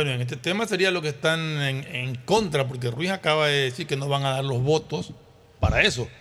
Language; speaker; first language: Spanish; native; Spanish